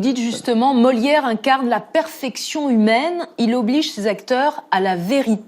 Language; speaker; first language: French; native; French